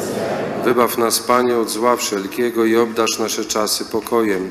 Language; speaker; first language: Polish; native; Polish